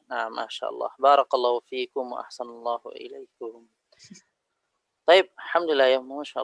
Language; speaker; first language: Indonesian; native; Indonesian